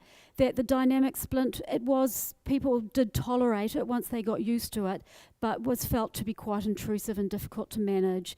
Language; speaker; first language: English; native; English